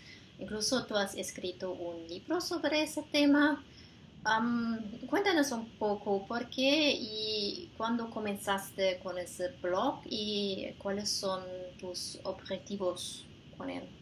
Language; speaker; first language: Spanish; non-native, fluent; Portuguese